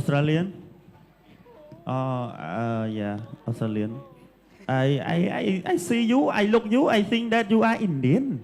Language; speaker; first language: English; non-native, learner; Khmer